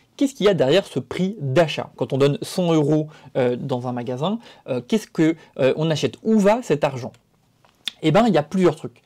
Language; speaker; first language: French; native; French